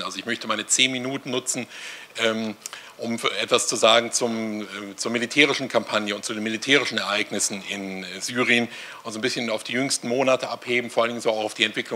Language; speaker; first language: German; native; German